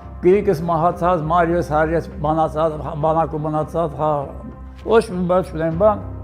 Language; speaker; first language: Armenian; native; Armenian